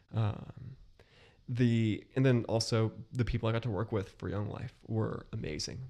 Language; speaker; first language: English; native; English